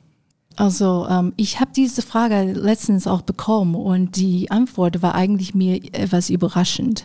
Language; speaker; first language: German; non-native, fluent; Chinese